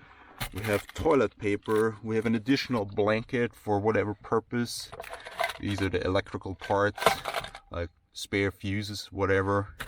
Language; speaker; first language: English; non-native, fluent; German